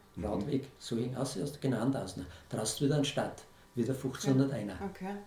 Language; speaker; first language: German; native; German